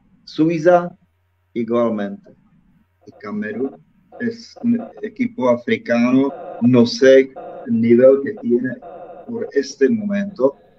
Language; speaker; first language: Spanish; non-native, fluent; Czech